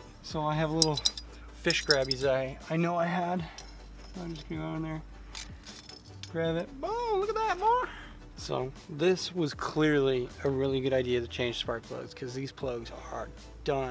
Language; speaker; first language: English; native; English